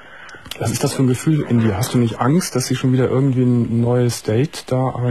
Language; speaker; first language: German; native; German